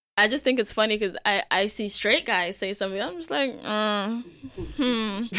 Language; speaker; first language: English; native; English